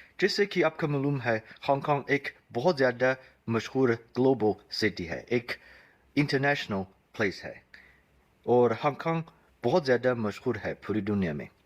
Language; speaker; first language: Urdu; non-native, fluent; Chinese